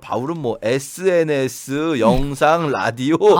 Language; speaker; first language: Korean; native; Korean